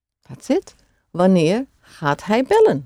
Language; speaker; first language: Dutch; non-native, fluent; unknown